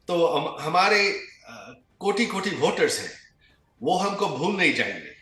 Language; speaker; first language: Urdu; non-native, fluent; Bangla